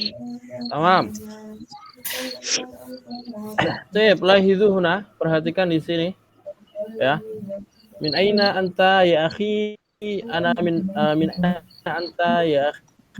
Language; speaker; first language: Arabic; non-native, fluent; Indonesian